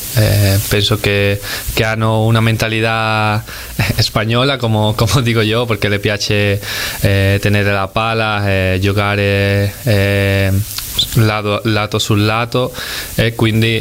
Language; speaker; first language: Italian; non-native, fluent; Spanish